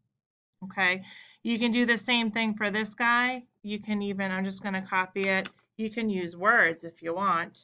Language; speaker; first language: English; native; English